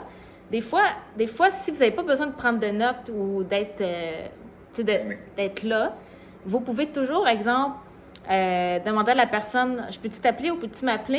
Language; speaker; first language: French; native; French